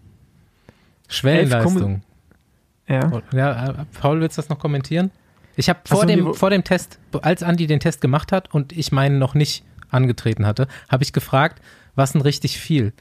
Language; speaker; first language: German; native; German